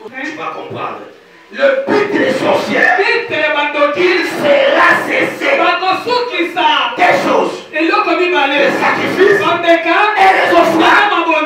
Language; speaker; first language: French; non-native, local second language; Lingala